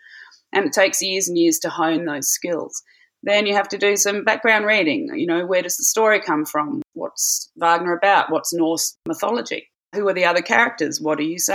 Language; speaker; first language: English; native; English